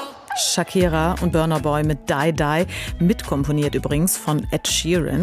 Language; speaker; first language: German; native; German